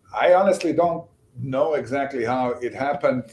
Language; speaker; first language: English; non-native, fluent; Bosnian